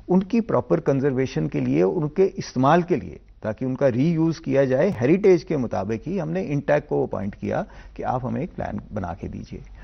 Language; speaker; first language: Hindi; non-native, local second language; Dogri